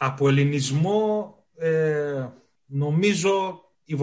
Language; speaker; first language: Greek; native; Greek